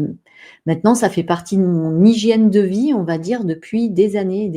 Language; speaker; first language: French; native; French